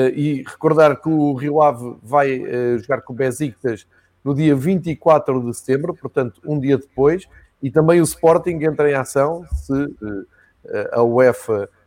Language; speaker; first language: Portuguese; native; Portuguese